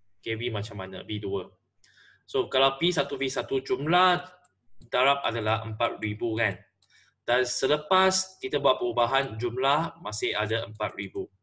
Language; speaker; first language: Malay; non-native, local second language; Chinese